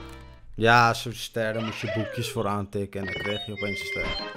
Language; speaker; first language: Dutch; native; Dutch